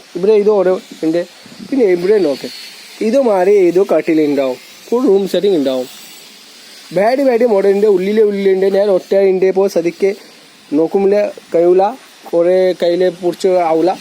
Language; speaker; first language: Malayalam; non-native, learner; Hindi